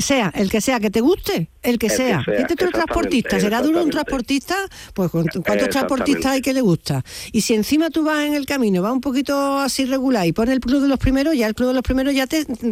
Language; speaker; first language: Spanish; native; Spanish